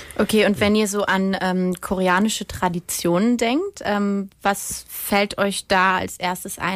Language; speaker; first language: German; native; German